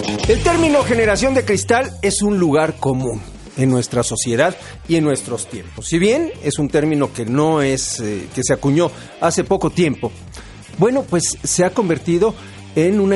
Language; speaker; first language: Spanish; native; Spanish